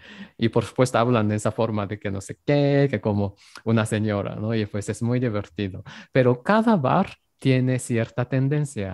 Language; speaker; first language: Spanish; non-native, fluent; Japanese